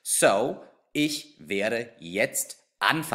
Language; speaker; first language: German; non-native, fluent; English